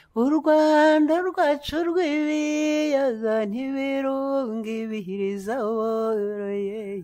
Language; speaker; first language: Kinyarwanda; early bilingual, heritage; Kinyarwanda